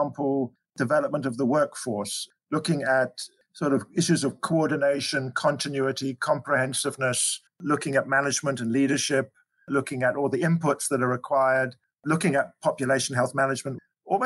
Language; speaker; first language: English; native; English